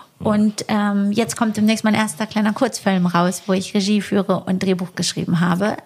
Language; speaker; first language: German; early bilingual, other home language; Persian